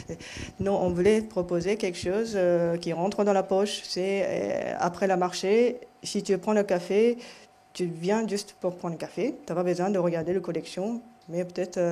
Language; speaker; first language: French; non-native, fluent; Japanese